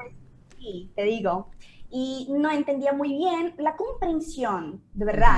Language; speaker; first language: Spanish; non-native, fluent; Portuguese